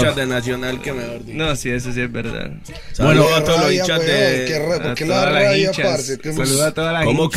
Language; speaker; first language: Spanish; early bilingual, heritage; Spanish